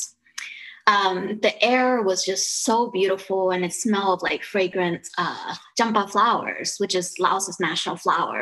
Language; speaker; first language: English; early bilingual, other home language; Lao